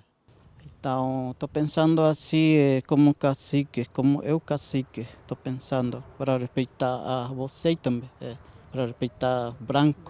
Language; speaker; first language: Portuguese; non-native, local second language; Guarani